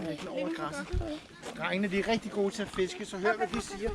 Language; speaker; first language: Danish; native; Danish